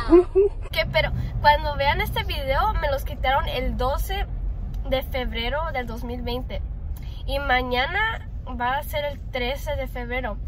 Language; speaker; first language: Spanish; early bilingual, other home language; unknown